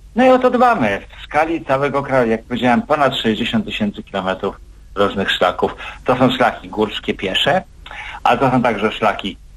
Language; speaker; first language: Polish; native; Polish